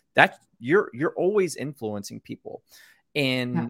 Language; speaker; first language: English; native; English